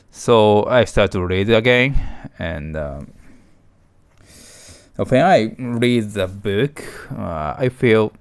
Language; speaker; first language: English; non-native, learner; Japanese